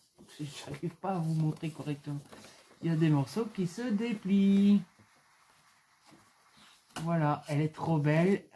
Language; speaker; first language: French; native; French